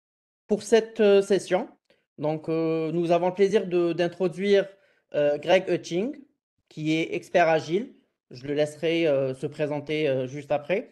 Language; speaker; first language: French; non-native, local second language; Arabic